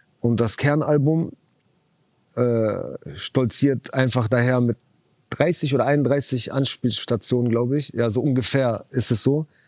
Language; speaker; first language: German; early bilingual, other home language; Chechen